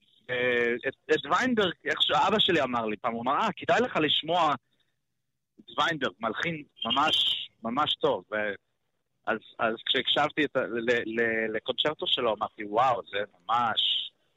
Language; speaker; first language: Hebrew; non-native, learner; English